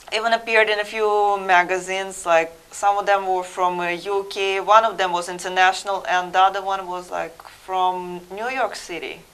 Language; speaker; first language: English; non-native, fluent; Russian